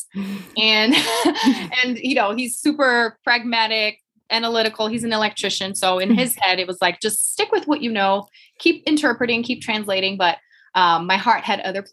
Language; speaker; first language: English; non-native, fluent; Portuguese